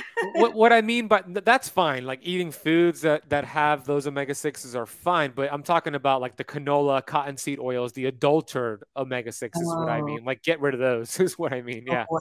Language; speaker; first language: English; native; English